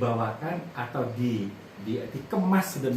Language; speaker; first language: Indonesian; native; Indonesian